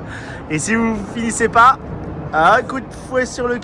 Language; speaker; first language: French; native; French